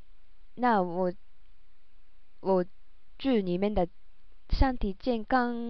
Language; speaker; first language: Chinese; non-native, learner; Japanese